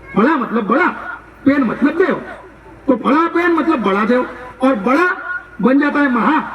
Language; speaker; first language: Hindi; non-native, local second language; Marathi